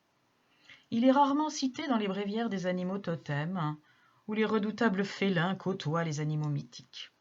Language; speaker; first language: French; native; French